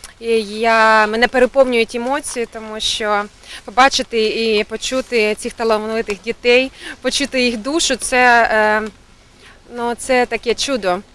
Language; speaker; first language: Ukrainian; non-native, local second language; Russian